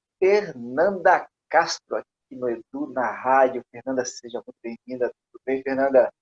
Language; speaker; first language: Portuguese; native; Portuguese